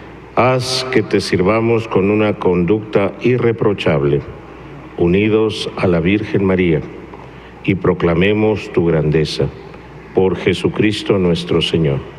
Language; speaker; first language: Spanish; native; Spanish